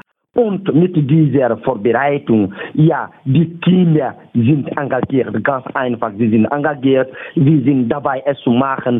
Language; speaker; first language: German; non-native, fluent; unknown